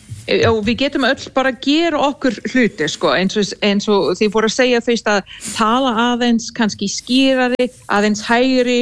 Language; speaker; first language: Icelandic; non-native, fluent; English